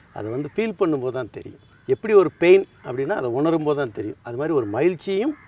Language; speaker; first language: Tamil; native; Tamil